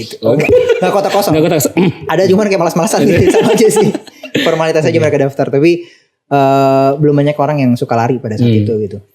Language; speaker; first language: Indonesian; native; Indonesian